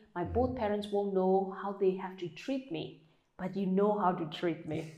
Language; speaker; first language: English; non-native, fluent; Burmese